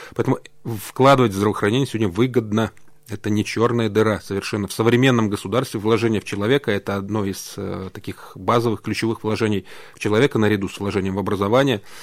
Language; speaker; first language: Russian; native; Russian